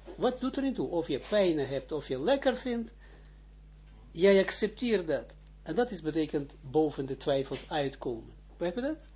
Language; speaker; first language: Dutch; non-native, fluent; Hebrew